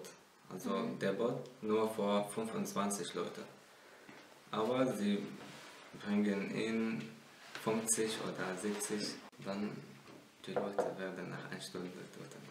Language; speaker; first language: German; non-native, learner; Arabic